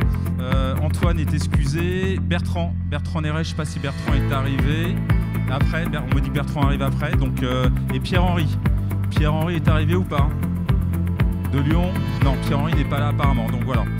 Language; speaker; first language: French; native; French